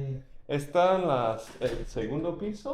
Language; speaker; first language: Spanish; non-native, fluent; English